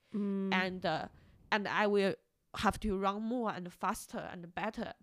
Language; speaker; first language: English; non-native, fluent; Chinese